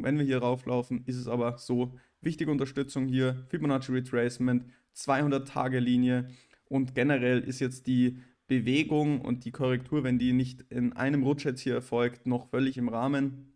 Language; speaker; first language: German; native; German